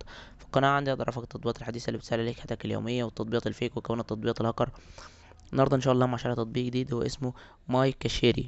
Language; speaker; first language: Arabic; native; Arabic